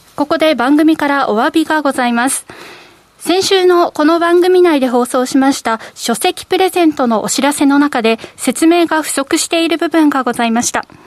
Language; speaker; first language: Japanese; native; Japanese